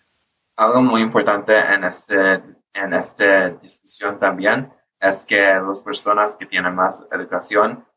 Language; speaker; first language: Spanish; early bilingual, heritage; English